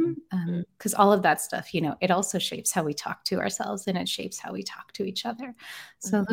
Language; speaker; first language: English; native; English